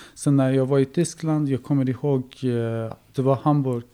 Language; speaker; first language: Swedish; non-native, fluent; Persian